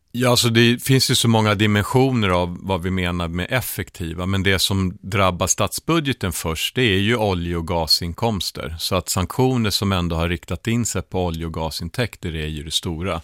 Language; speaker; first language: Swedish; native; Swedish